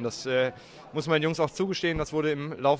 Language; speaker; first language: German; native; German